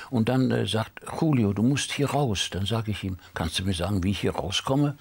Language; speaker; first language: German; native; German